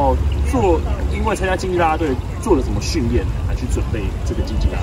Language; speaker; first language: Chinese; native; Chinese